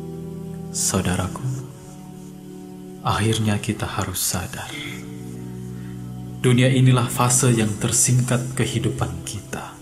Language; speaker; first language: Indonesian; native; Indonesian